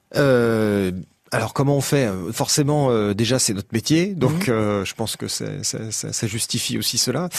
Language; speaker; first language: French; native; French